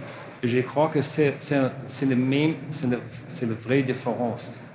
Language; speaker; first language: French; non-native, learner; German